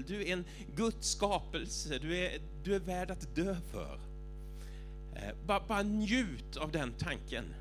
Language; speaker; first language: Swedish; native; Swedish